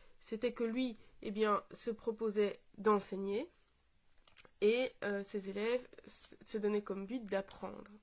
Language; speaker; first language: French; native; French